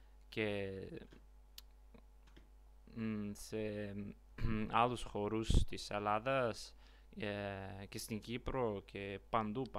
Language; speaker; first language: Greek; non-native, learner; Bulgarian